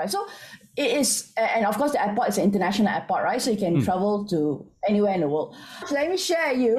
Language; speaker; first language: English; non-native, local second language; Min Nan Chinese